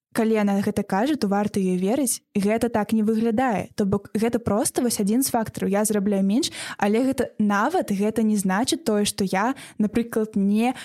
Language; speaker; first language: Belarusian; non-native, local second language; Russian